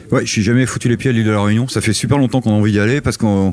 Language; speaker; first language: French; native; French